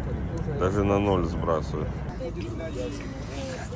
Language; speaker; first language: Russian; native; Russian